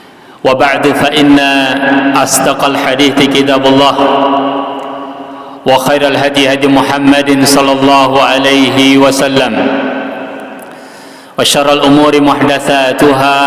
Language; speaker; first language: Arabic; non-native, fluent; Indonesian